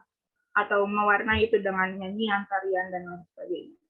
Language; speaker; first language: Indonesian; native; Indonesian